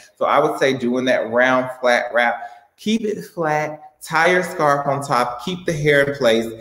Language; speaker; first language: English; native; English